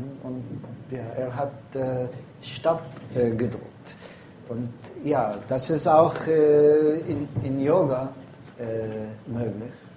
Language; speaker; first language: German; non-native, fluent; English